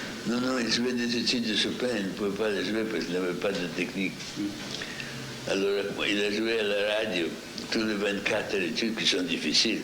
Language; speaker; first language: French; non-native, fluent; Russian